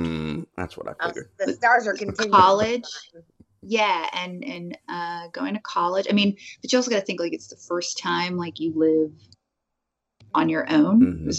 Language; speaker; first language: English; native; English